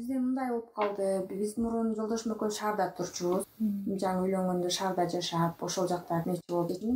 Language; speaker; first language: Kyrgyz; native; Kyrgyz